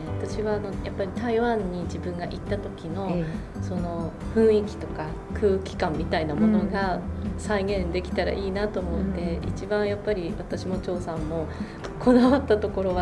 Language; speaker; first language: Japanese; native; Japanese